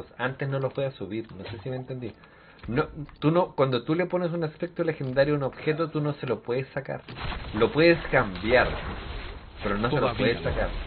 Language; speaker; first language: Spanish; native; Spanish